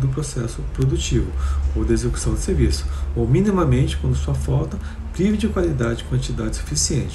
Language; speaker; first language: Portuguese; native; Portuguese